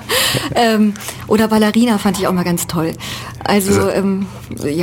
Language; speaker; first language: German; native; German